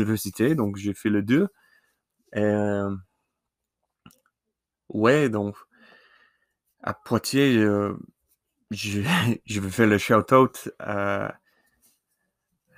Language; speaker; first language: French; non-native, learner; English